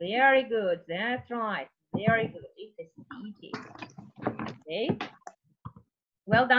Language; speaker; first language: English; non-native, fluent; Russian